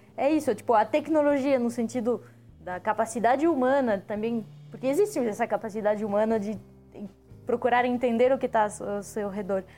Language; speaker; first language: Portuguese; non-native, fluent; French